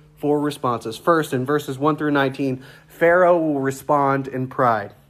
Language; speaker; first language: English; native; English